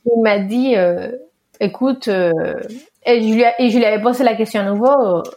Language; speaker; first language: French; early bilingual, other home language; Spanish